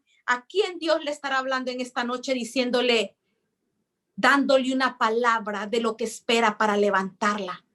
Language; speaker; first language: Spanish; native; Spanish